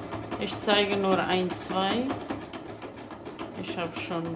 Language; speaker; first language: German; non-native, fluent; Croatian